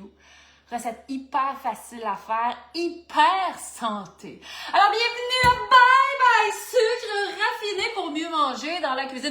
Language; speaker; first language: French; native; French